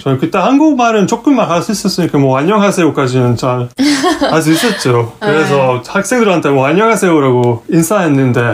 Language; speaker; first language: Korean; non-native, fluent; Hungarian